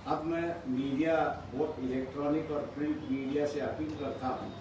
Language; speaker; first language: Hindi; non-native, local second language; Marathi